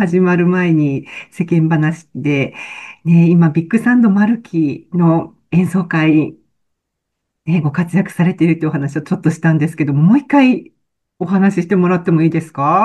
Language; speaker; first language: Japanese; native; Japanese